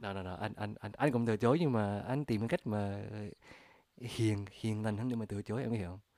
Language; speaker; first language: Vietnamese; early bilingual, other home language; English